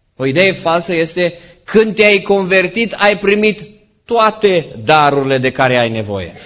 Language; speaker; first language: Romanian; native; Romanian